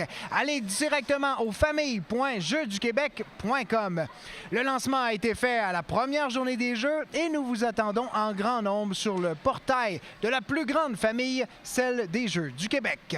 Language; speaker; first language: French; native; French